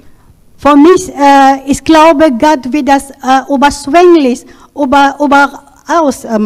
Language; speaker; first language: German; non-native, learner; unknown